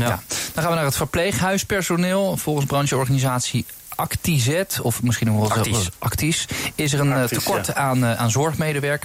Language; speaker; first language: Dutch; native; Dutch